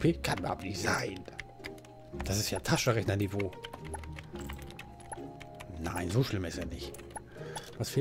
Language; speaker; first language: German; native; German